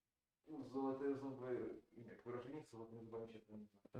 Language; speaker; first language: Russian; native; Russian